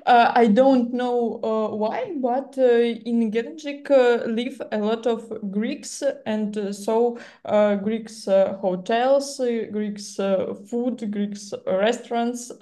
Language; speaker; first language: English; non-native, learner; Russian